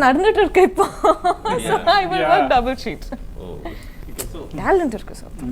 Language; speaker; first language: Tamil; non-native, learner; Kannada